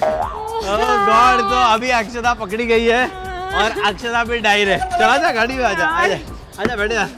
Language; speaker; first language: Hindi; native; Hindi